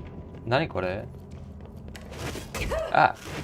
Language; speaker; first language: Japanese; non-native, learner; English